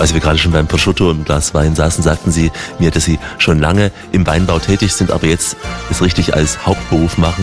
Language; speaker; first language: German; native; German